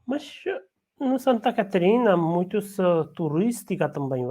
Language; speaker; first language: Portuguese; non-native, learner; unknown